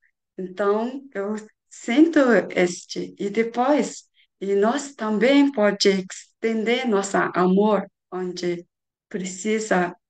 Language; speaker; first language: Portuguese; non-native, learner; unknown